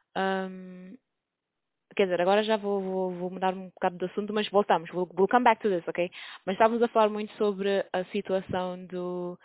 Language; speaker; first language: Portuguese; non-native, local second language; Kabuverdianu